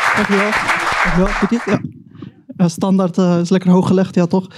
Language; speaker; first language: Dutch; early bilingual, other home language; Turkish